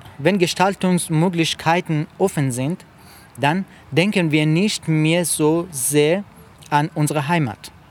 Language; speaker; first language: German; non-native, fluent; French